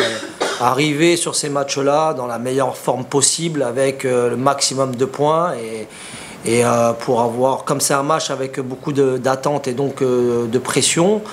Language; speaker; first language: French; native; French